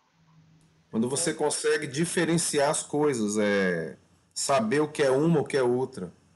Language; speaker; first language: Portuguese; native; Portuguese